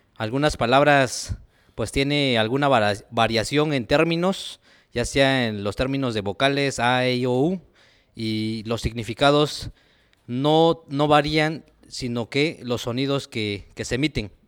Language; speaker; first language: Spanish; non-native, local second language; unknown